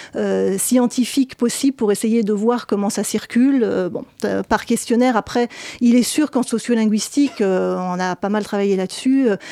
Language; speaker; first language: French; native; French